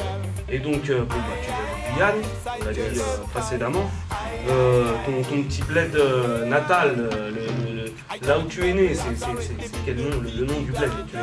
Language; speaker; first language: French; native; French